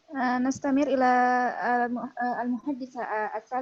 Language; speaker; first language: Arabic; non-native, fluent; Indonesian